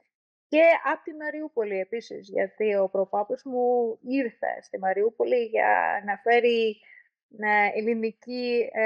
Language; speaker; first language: Greek; non-native, learner; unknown